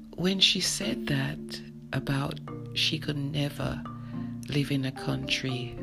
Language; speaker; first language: English; native; English